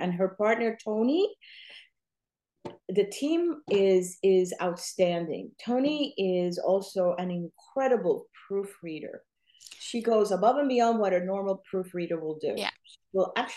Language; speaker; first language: English; non-native, fluent; Spanish